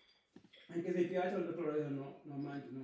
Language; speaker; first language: Italian; non-native, learner; Punjabi